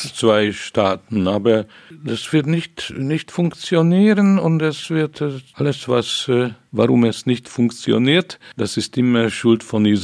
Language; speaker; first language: German; non-native, fluent; Hungarian